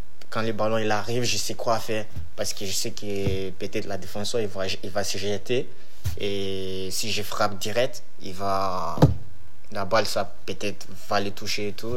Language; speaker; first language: French; non-native, fluent; Bini